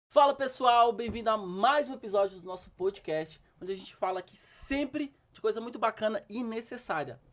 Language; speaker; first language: Portuguese; native; Portuguese